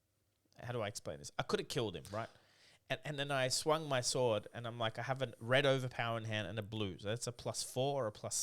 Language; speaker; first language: English; native; English